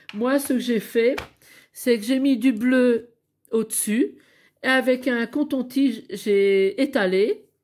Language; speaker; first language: French; native; French